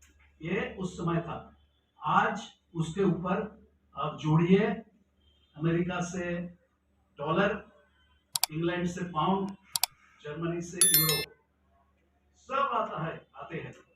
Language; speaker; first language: Hindi; non-native, local second language; Bangla